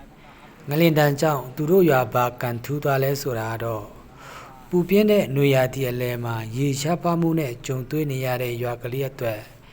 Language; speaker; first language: Burmese; non-native, local second language; Pa'o Karen